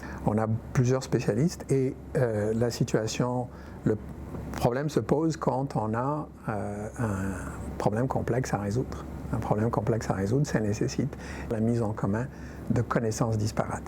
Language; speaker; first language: French; native; French